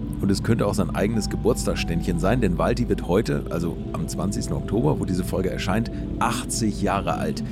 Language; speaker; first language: German; native; German